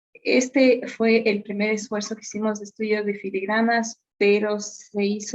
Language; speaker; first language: Spanish; native; Spanish